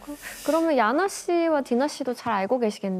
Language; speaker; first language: Korean; native; Korean